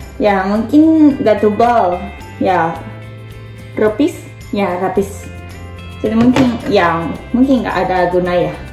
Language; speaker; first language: Indonesian; non-native, learner; Japanese